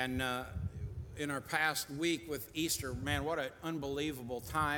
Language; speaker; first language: English; native; English